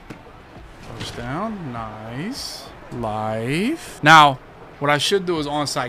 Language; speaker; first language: English; native; English